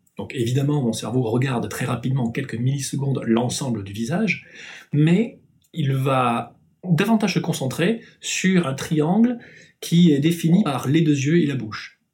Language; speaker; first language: French; native; French